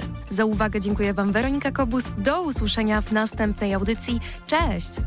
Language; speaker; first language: Polish; native; Polish